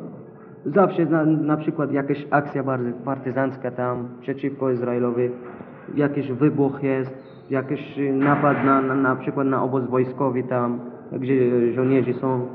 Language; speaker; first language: Polish; non-native, fluent; Arabic